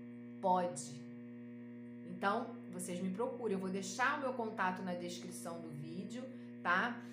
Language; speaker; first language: Portuguese; native; Portuguese